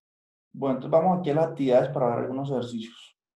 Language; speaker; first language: Spanish; native; Spanish